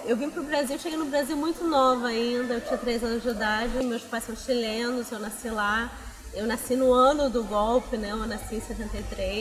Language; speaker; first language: Portuguese; early bilingual, other home language; Spanish